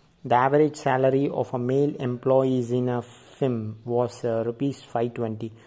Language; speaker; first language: English; non-native, local second language; Tamil